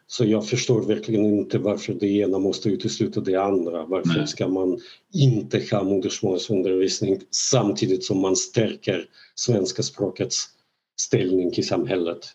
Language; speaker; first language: Swedish; non-native, fluent; Russian